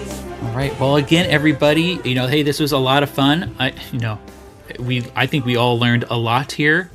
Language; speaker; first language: English; native; English